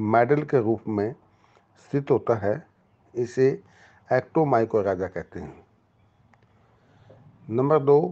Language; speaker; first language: Hindi; native; Hindi